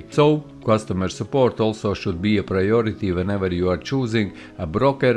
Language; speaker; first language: English; non-native, fluent; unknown